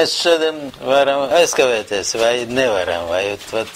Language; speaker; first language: Latvian; non-native, local second language; Russian